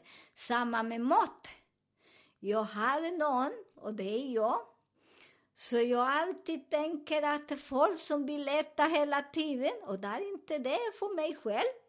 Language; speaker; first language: Swedish; non-native, fluent; Spanish